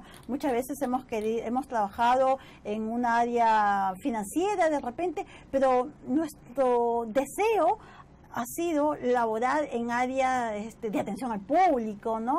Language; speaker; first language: Spanish; native; Spanish